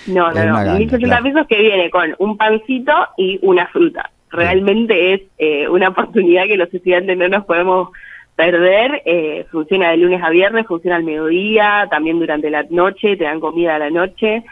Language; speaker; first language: Spanish; native; Spanish